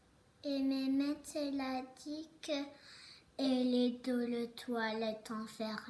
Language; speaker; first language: French; early bilingual, other home language; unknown